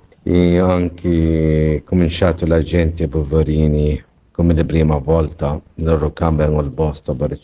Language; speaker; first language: Italian; non-native, learner; Arabic